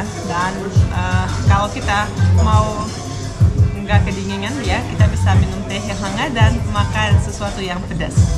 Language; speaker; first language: Indonesian; non-native, fluent; Russian